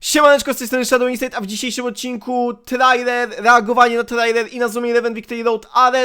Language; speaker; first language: Polish; native; Polish